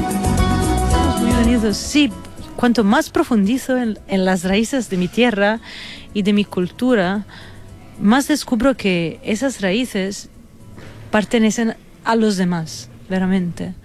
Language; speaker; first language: Spanish; non-native, fluent; Italian